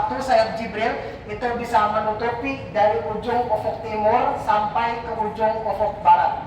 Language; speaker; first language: Indonesian; native; Indonesian